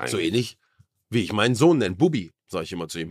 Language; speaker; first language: German; native; German